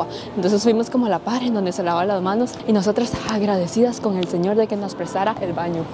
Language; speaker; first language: Spanish; native; Spanish